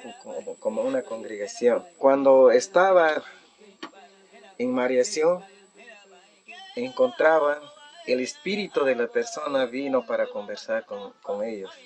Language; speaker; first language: Spanish; non-native, local second language; Shipibo-Conibo